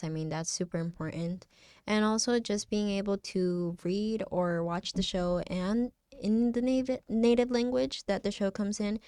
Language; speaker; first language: English; non-native, fluent; Spanish